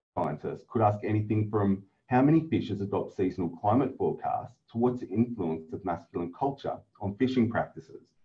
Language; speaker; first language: English; native; English